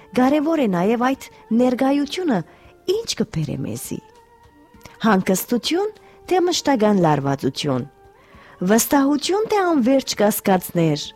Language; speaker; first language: Armenian; early bilingual, heritage; Armenian